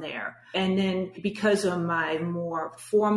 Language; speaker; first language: English; non-native, fluent; Danish